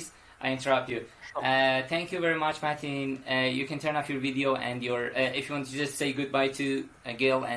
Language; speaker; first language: English; non-native, fluent; Persian